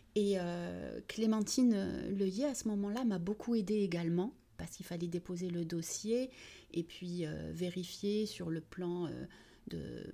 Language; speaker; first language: French; early bilingual, other home language; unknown